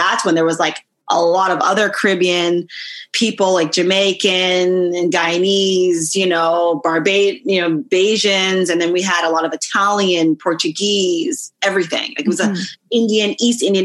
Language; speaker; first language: English; native; English